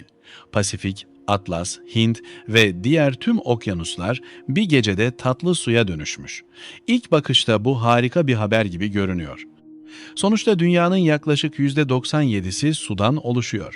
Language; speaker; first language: Turkish; native; Turkish